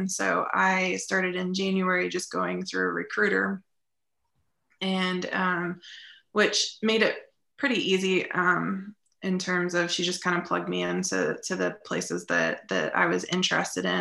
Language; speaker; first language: English; native; English